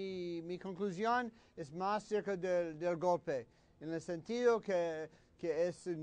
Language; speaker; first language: Spanish; non-native, fluent; English